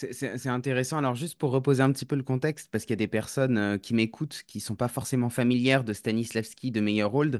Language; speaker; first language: French; native; French